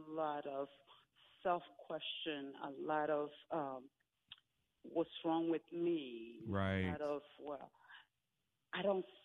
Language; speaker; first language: English; non-native, fluent; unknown